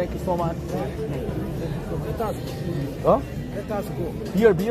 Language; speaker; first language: English; non-native, learner; Korean